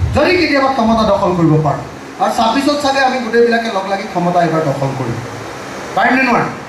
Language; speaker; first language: Assamese; native; Assamese